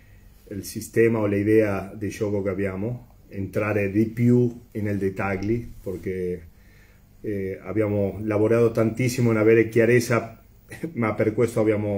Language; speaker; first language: Italian; non-native, fluent; Spanish